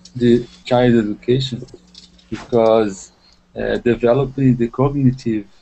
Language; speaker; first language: English; non-native, learner; Portuguese